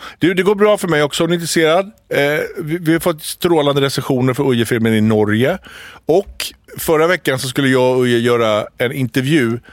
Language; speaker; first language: Swedish; early bilingual, other home language; Arabic